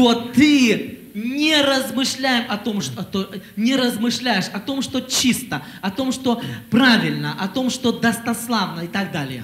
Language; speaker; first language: Russian; native; Russian